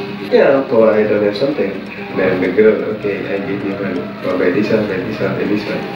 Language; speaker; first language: English; non-native, learner; Indonesian